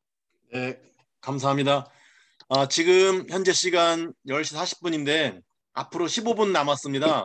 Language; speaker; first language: Korean; native; Korean